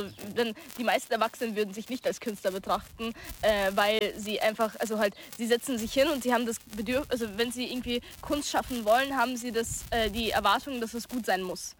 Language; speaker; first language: German; early bilingual, other home language; Russian